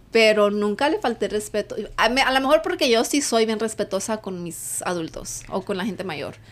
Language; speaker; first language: Spanish; early bilingual, heritage; Spanish